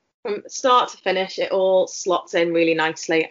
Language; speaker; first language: English; native; English